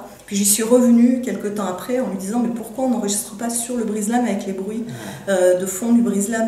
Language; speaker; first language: French; native; French